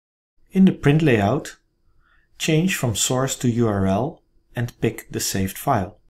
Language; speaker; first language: English; non-native, fluent; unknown